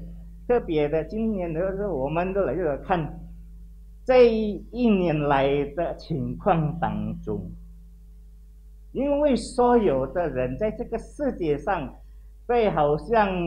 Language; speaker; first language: Chinese; non-native, local second language; Indonesian